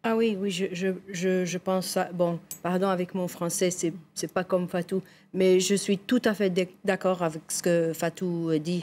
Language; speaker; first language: French; non-native, local second language; English